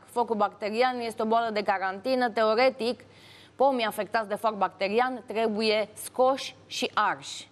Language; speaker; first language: Romanian; native; Romanian